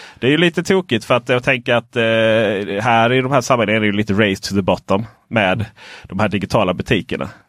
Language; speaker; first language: Swedish; native; Swedish